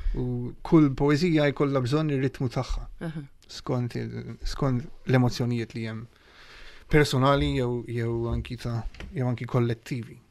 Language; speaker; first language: Maltese; early bilingual, heritage; Maltese